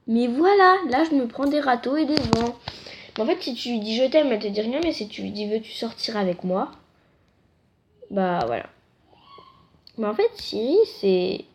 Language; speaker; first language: French; native; French